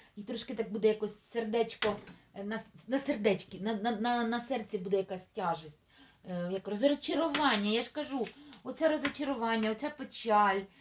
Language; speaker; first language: Ukrainian; non-native, local second language; Russian